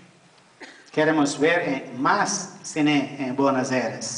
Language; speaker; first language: Spanish; non-native, fluent; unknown